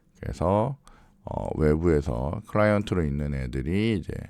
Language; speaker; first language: Korean; native; Korean